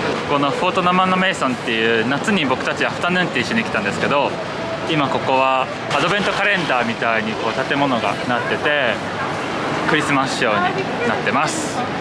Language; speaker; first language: Japanese; native; Japanese